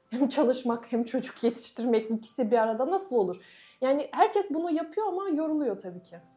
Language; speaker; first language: Turkish; non-native, fluent; Russian